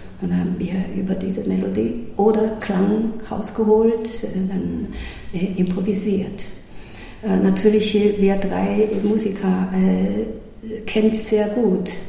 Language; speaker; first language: German; non-native, learner; Chinese